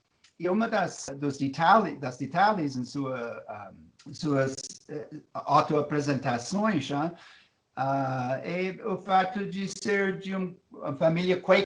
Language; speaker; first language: Portuguese; non-native, fluent; English